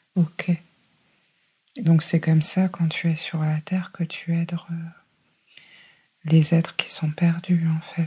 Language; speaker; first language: French; native; French